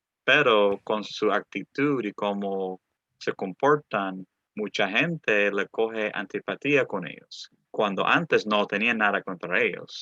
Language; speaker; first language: Spanish; early bilingual, other home language; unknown